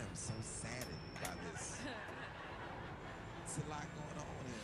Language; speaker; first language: English; native; English